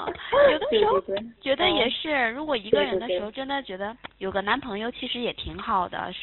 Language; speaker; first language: Chinese; native; Chinese